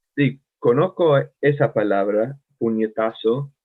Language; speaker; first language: Spanish; non-native, learner; English